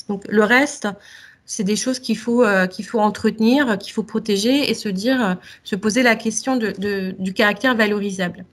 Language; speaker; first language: French; native; French